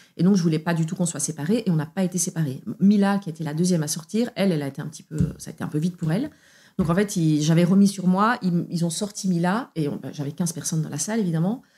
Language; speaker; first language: French; native; French